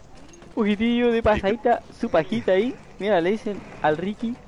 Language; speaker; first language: Spanish; native; Spanish